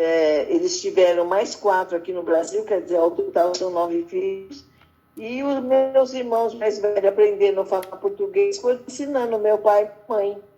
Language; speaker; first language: Portuguese; early bilingual, other home language; Arabic